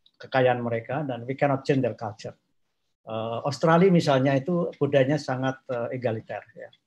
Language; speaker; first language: Indonesian; non-native, local second language; Javanese